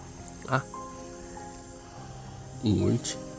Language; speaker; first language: Korean; native; Korean